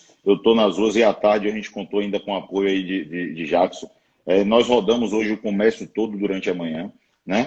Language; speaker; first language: Portuguese; native; Portuguese